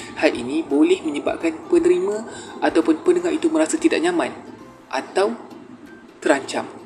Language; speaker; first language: Malay; native; Malay